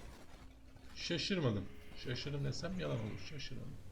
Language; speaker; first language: Turkish; native; Turkish